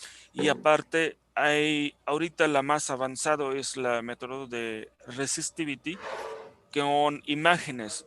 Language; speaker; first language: Spanish; non-native, fluent; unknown